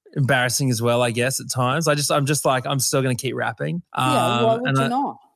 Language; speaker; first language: English; native; English